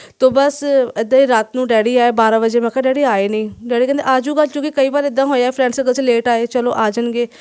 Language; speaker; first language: Punjabi; non-native, local second language; Hindi